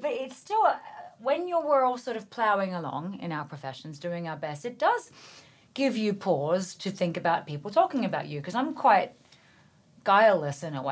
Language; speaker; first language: English; native; English